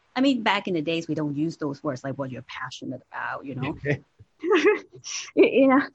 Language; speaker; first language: English; non-native, local second language; Cantonese